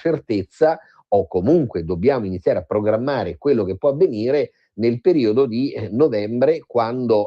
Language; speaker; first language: Italian; native; Italian